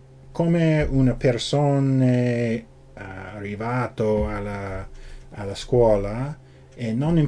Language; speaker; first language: Italian; non-native, learner; English